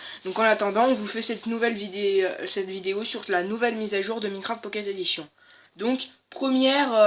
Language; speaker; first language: French; native; French